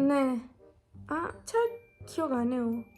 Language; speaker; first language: Korean; non-native, learner; Turkish